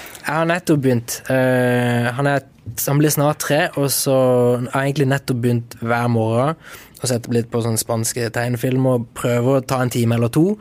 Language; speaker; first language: Norwegian; early bilingual, other home language; Spanish